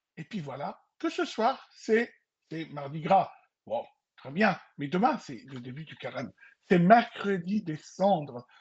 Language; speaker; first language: French; non-native, local second language; Arabic